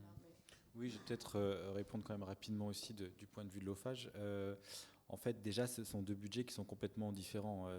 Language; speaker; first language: French; native; French